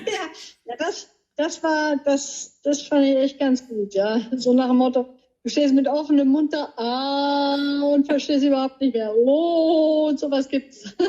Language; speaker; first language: German; native; German